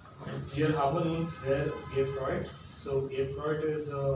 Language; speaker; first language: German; non-native, learner; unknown